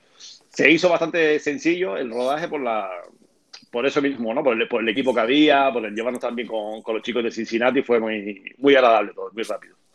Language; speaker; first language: Spanish; native; Spanish